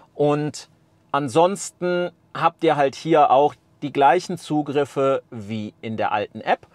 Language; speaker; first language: German; native; German